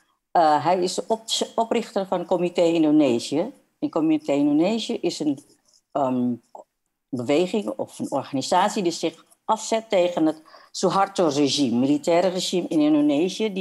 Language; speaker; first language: Dutch; non-native, fluent; Indonesian